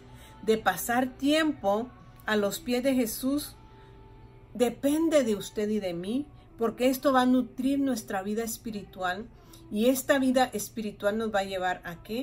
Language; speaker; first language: Spanish; native; Spanish